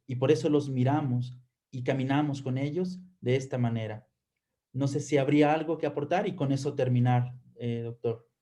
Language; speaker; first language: Spanish; native; Spanish